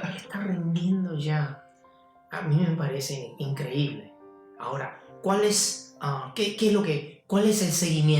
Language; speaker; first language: Spanish; non-native, fluent; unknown